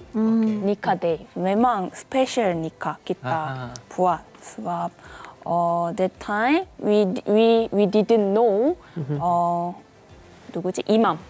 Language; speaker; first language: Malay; non-native, learner; Korean